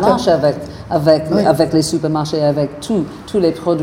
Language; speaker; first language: French; non-native, fluent; English